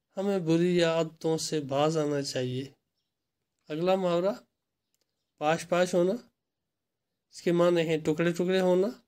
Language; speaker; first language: Urdu; non-native, local second language; Kashmiri